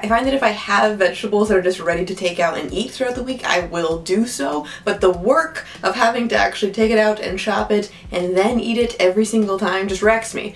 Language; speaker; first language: English; native; English